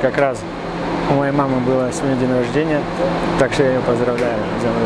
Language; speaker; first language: Russian; native; Russian